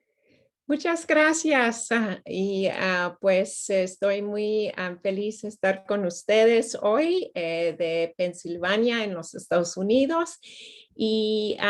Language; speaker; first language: Spanish; non-native, fluent; English